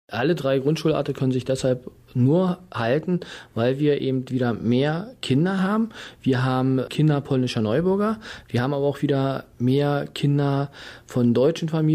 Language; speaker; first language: German; native; German